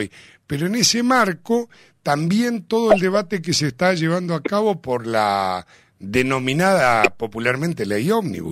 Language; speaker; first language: Spanish; native; Spanish